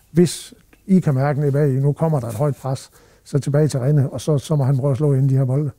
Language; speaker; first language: Danish; native; Danish